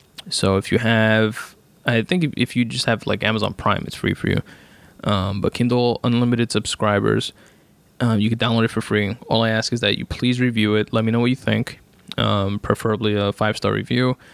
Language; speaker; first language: English; native; English